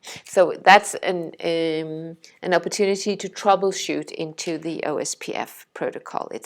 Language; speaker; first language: English; non-native, fluent; Danish